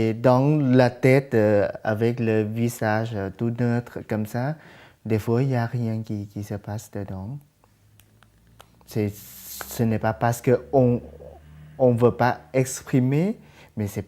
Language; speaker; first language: French; non-native, fluent; Thai